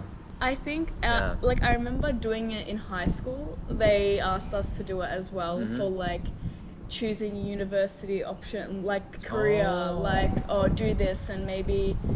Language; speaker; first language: English; non-native, fluent; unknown